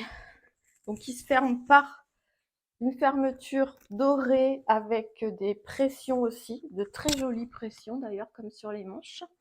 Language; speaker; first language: French; native; French